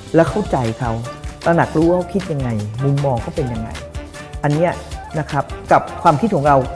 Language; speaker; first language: Thai; native; Thai